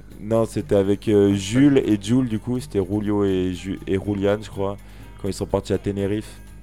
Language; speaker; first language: French; native; French